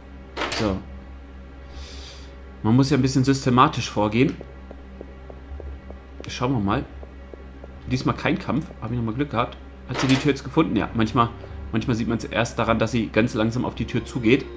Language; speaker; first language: German; native; German